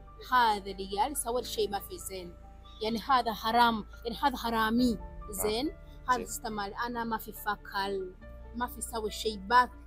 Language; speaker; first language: Arabic; non-native, learner; Ganda